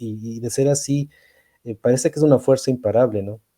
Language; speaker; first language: Spanish; native; Spanish